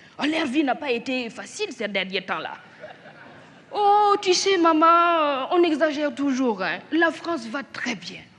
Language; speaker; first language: French; non-native, local second language; Mossi